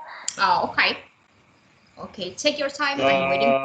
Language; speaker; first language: English; non-native, fluent; Indonesian